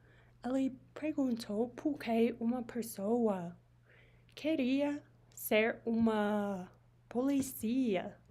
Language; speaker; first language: Portuguese; non-native, learner; English